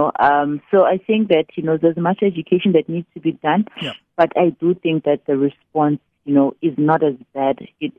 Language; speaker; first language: English; non-native, local second language; Xhosa